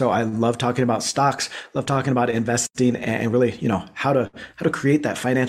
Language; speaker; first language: English; native; English